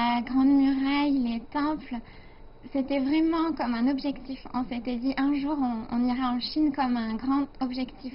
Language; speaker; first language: French; native; French